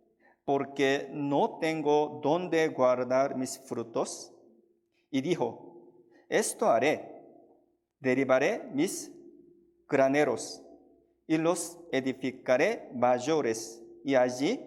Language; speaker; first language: Spanish; non-native, fluent; Korean